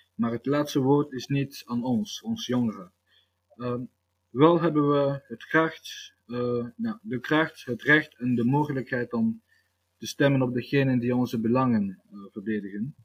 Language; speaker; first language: Dutch; early bilingual, other home language; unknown